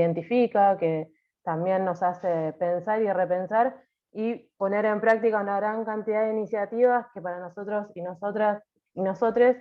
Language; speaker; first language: Spanish; native; Spanish